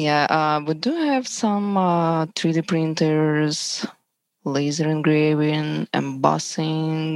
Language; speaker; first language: English; non-native, learner; Russian